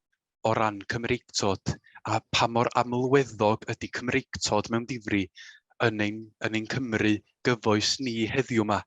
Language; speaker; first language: Welsh; native; Welsh